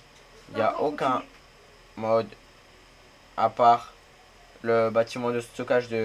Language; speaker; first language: French; native; French